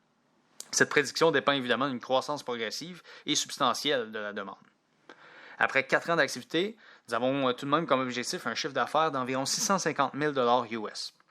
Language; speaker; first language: French; native; French